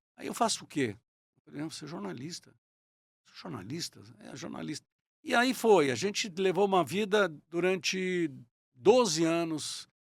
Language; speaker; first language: Portuguese; early bilingual, other home language; Italian